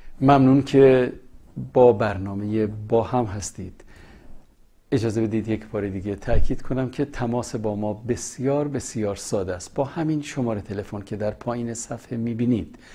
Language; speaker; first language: Persian; native; Persian